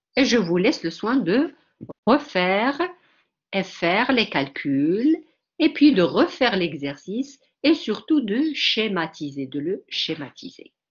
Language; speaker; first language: French; non-native, local second language; Arabic